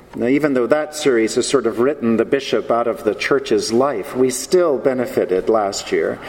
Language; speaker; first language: English; native; English